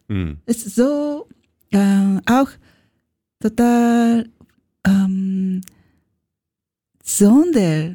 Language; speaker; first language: German; non-native, learner; Japanese